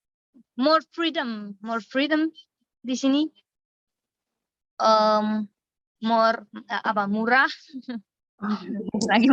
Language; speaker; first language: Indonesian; non-native, learner; Icelandic